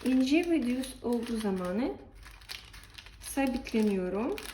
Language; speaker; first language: Turkish; non-native, learner; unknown